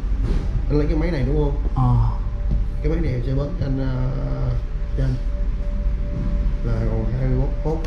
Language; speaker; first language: Vietnamese; native; Vietnamese